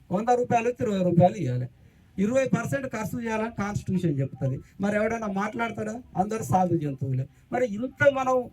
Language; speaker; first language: Telugu; non-native, local second language; Koya